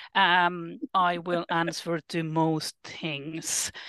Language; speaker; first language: English; non-native, fluent; Finnish